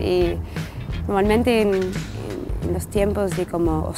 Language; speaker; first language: Spanish; non-native, fluent; English